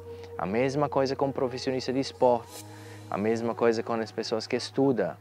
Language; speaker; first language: Portuguese; non-native, learner; German